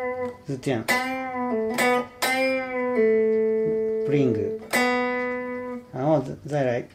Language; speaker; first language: Chinese; non-native, fluent; Japanese